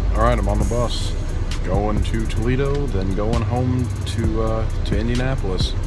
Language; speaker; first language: English; native; English